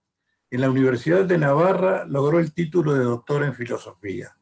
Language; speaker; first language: Spanish; native; Spanish